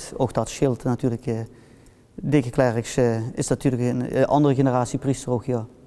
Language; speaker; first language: Dutch; early bilingual, heritage; Dutch